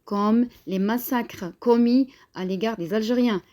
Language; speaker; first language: French; non-native, local second language; Arabic